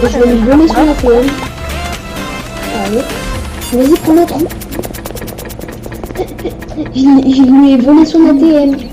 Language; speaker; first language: French; native; French